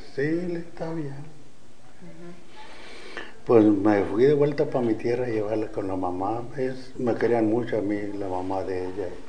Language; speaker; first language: Spanish; native; Spanish